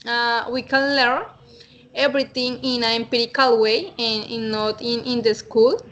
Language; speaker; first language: English; non-native, learner; Spanish